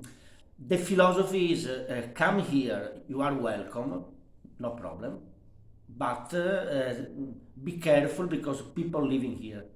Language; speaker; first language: English; non-native, learner; Italian